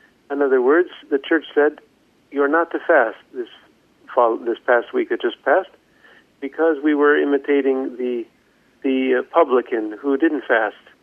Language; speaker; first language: English; native; English